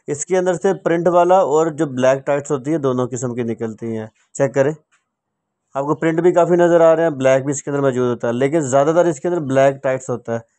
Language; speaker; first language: Urdu; native; Urdu